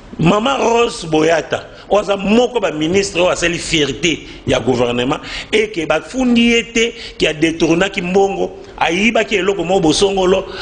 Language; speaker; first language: Lingala; native; Lingala